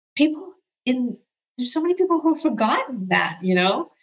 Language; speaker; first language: English; early bilingual, other home language; Arabic